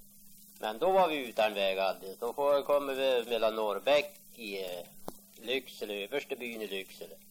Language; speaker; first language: Swedish; native; Swedish